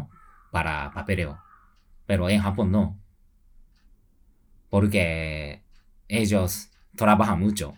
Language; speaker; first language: Spanish; non-native, learner; Japanese